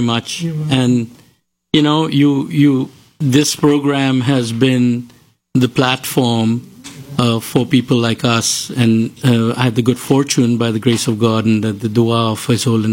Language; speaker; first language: English; non-native, local second language; Gujarati